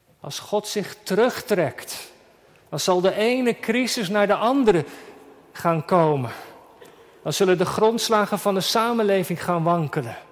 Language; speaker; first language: Dutch; native; Dutch